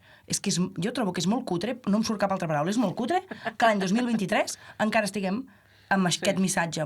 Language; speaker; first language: Catalan; native; Catalan